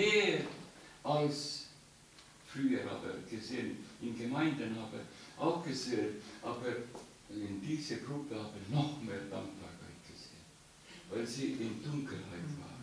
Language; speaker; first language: German; non-native, learner; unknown